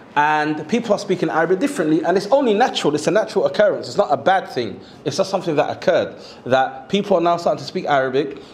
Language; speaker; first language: English; native; English